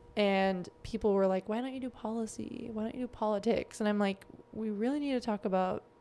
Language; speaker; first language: English; native; English